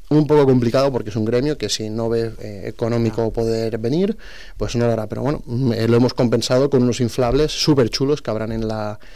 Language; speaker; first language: Spanish; non-native, local second language; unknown